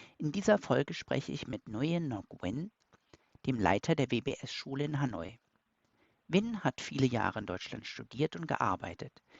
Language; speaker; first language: German; native; German